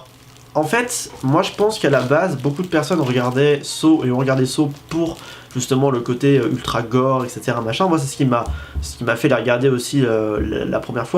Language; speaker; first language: French; native; French